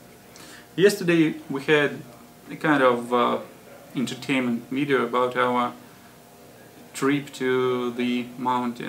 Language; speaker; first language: English; non-native, fluent; Russian